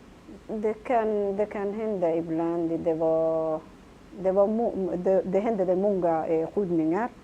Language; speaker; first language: Swedish; non-native, learner; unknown